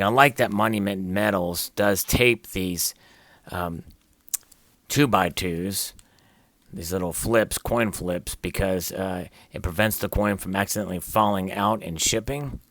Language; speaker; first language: English; native; English